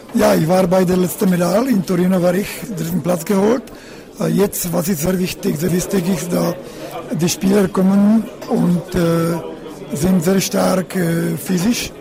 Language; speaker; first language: German; non-native, learner; Czech